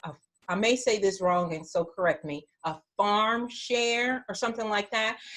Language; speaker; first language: English; native; English